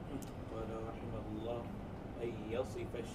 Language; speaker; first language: Arabic; non-native, learner; Malay